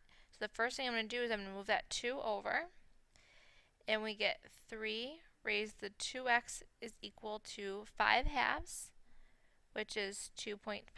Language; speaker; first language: English; native; English